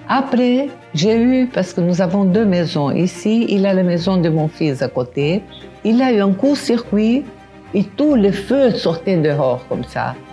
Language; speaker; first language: French; non-native, fluent; Portuguese